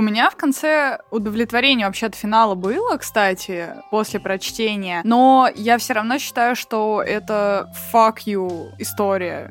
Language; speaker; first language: Russian; native; Russian